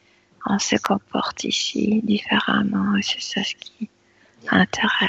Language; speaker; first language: French; non-native, fluent; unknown